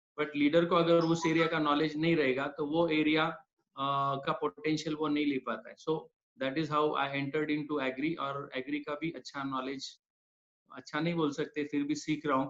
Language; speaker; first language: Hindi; non-native, local second language; Marathi